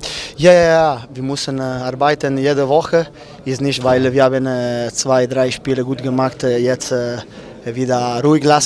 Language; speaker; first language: German; non-native, learner; Italian